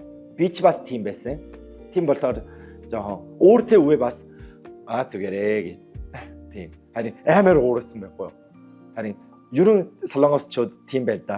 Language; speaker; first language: Mongolian; non-native, learner; Korean